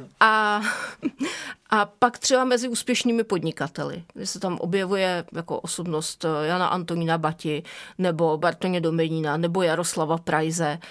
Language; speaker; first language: Czech; native; Czech